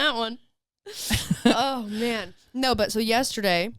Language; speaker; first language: English; native; English